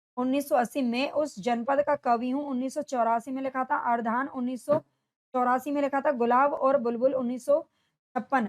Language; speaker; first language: Hindi; native; Hindi